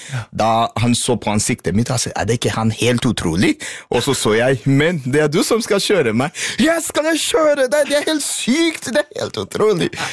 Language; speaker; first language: Norwegian; non-native, fluent; Swahili